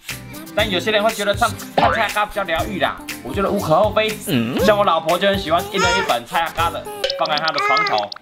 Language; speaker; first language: Chinese; native; Chinese